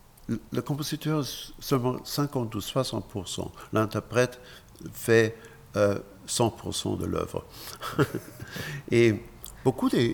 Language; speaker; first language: French; non-native, fluent; German